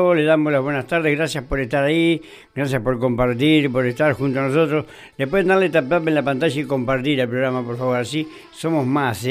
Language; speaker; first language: Spanish; native; Spanish